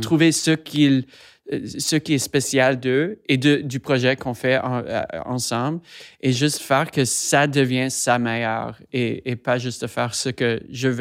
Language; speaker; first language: French; non-native, fluent; English